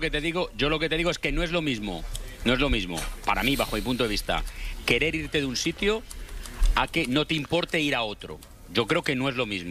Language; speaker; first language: Spanish; native; Spanish